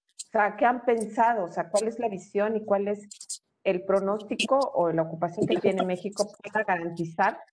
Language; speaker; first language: Spanish; native; Spanish